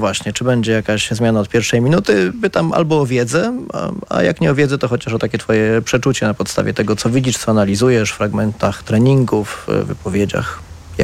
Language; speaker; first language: Polish; native; Polish